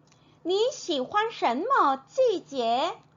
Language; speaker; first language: Chinese; non-native, fluent; Korean